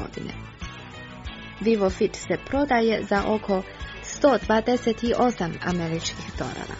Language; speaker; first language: Croatian; non-native, fluent; Chinese